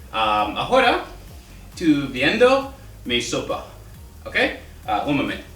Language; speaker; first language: Spanish; non-native, learner; English